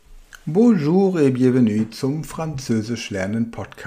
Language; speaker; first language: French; non-native, fluent; German